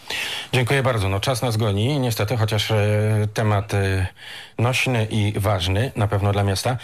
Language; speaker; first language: Polish; native; Polish